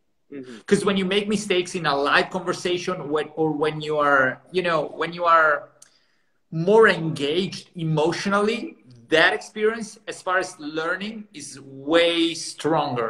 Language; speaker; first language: English; non-native, fluent; Italian